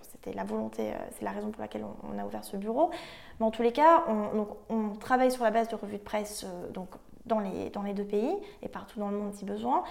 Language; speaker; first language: French; native; French